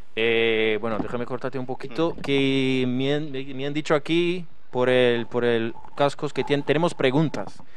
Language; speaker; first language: Spanish; non-native, fluent; Portuguese